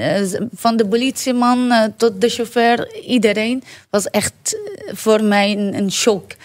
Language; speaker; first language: Dutch; non-native, learner; Arabic